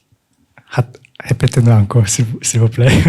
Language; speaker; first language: French; non-native, fluent; Korean